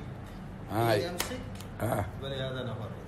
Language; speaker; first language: Arabic; non-native, learner; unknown